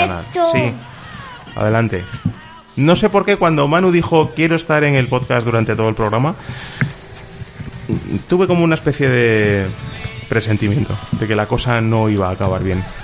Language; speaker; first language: Spanish; native; Spanish